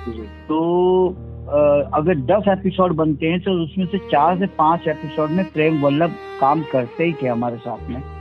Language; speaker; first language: Hindi; native; Hindi